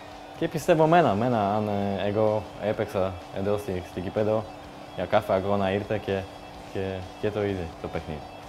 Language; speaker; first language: Greek; non-native, learner; Polish